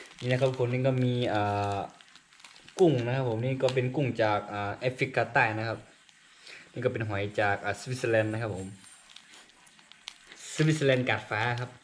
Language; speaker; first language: Thai; native; Thai